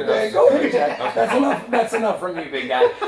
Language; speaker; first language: English; native; English